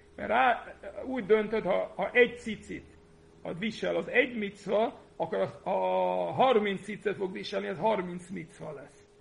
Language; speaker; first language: Hungarian; non-native, fluent; English